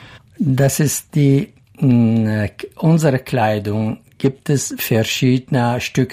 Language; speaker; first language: German; non-native, learner; Central Kurdish